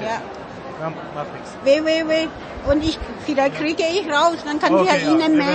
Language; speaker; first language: German; non-native, fluent; Min Nan Chinese